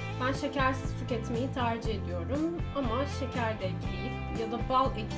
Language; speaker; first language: Turkish; native; Turkish